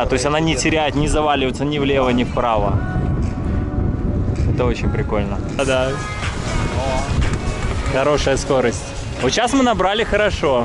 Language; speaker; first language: Russian; native; Russian